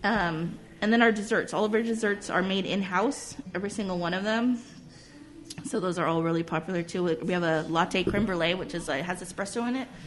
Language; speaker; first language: English; native; English